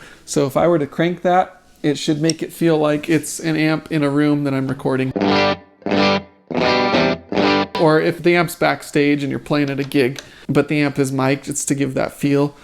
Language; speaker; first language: English; native; English